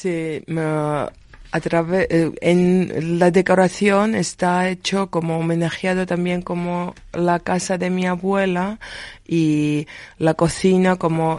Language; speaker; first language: Spanish; non-native, learner; Georgian